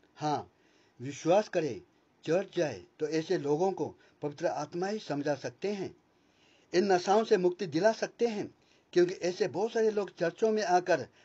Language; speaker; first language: Hindi; non-native, local second language; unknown